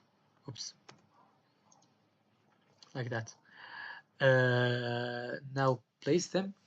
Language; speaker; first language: English; non-native, fluent; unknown